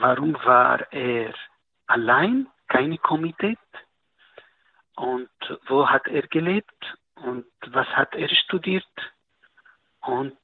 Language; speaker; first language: German; non-native, learner; Arabic